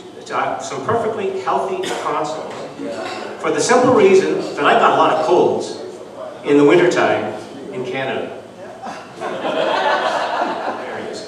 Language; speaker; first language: English; native; English